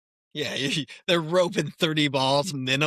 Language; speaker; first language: English; native; English